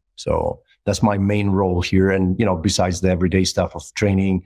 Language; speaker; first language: English; non-native, fluent; Greek